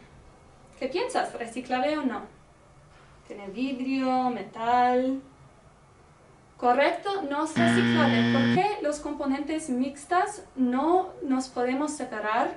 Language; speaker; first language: Spanish; non-native, learner; English